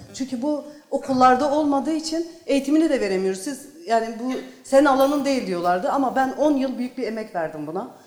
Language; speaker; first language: Turkish; native; Turkish